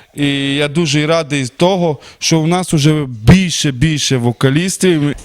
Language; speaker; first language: Ukrainian; non-native, local second language; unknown